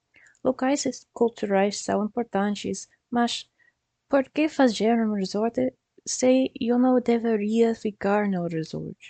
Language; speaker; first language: Portuguese; non-native, learner; English